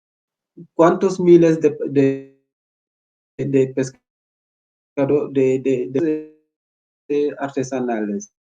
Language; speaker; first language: Spanish; non-native, fluent; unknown